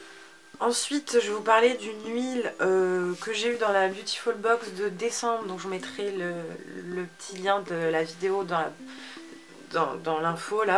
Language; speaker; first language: French; native; French